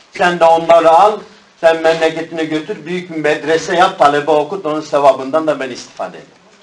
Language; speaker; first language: Turkish; native; Turkish